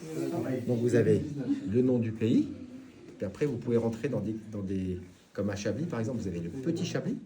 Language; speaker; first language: French; native; French